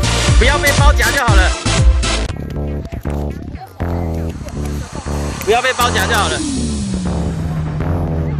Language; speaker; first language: Chinese; native; Chinese